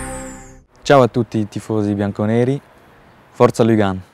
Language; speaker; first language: Italian; non-native, local second language; German